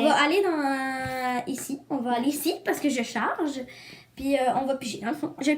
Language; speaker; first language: French; native; French